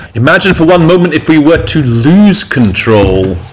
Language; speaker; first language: English; native; English